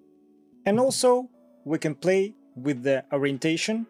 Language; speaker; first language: English; non-native, fluent; Russian